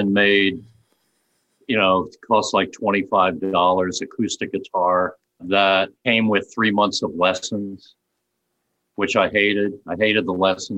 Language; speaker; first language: English; native; English